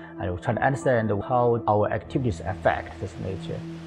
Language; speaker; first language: English; non-native, fluent; Chinese